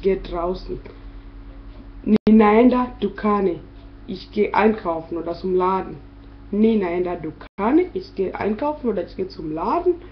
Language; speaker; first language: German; non-native, fluent; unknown